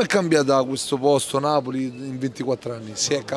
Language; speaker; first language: Italian; native; Italian